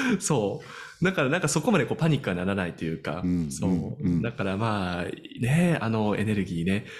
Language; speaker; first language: Japanese; native; Japanese